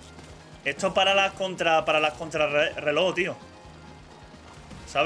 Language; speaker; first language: Spanish; native; Spanish